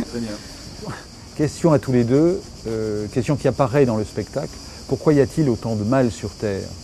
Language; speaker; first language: French; native; French